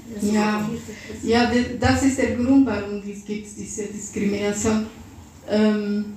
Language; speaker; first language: German; non-native, fluent; Russian